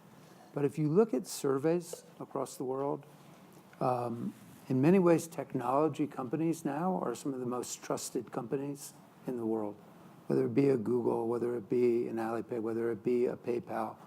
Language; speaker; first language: English; native; English